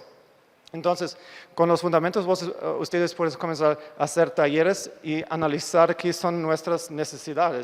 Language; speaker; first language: Spanish; non-native, fluent; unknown